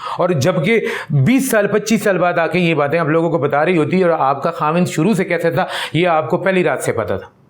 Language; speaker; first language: Urdu; non-native, local second language; Pashto